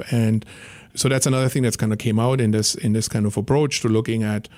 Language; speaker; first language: English; non-native, fluent; German